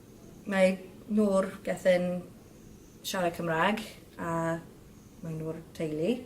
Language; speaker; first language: Welsh; non-native, learner; English